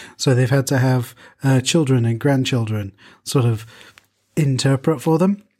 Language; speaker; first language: English; native; English